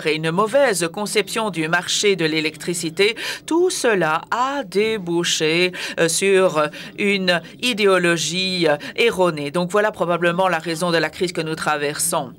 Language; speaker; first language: French; native; French